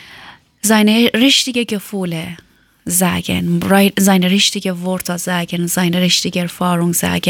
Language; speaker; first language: German; non-native, learner; Persian